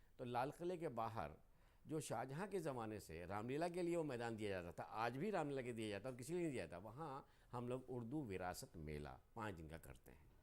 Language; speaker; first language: Urdu; native; Urdu